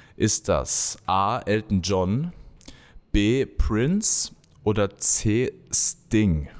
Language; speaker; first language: German; native; German